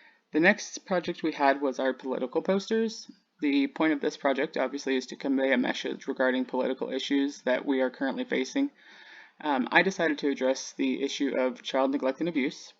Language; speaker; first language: English; native; English